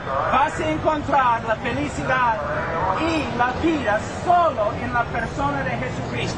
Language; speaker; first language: Spanish; non-native, fluent; English